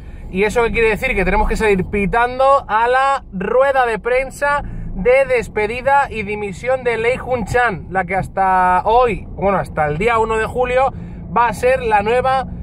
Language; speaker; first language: Spanish; native; Spanish